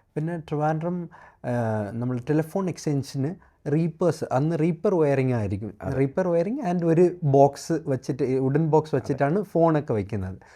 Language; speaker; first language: Malayalam; non-native, local second language; Tamil